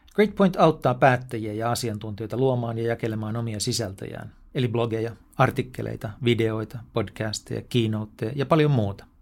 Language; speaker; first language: Finnish; native; Finnish